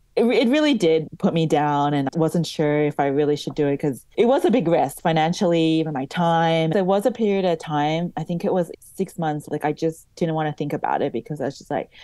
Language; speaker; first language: English; native; English